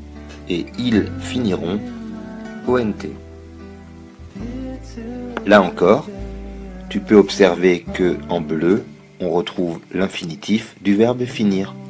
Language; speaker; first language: French; non-native, fluent; Kazakh